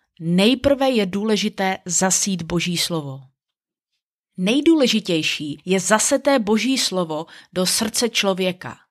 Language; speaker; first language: Czech; native; Czech